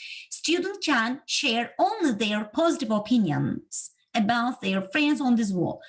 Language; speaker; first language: English; non-native, fluent; Turkish